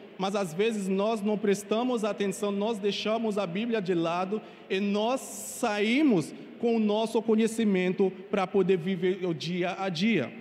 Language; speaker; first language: Portuguese; non-native, fluent; Haitian Creole